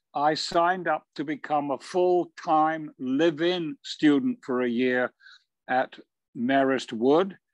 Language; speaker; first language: English; native; English